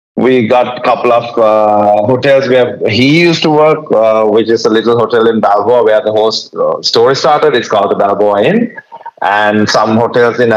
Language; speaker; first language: English; non-native, local second language; Sinhala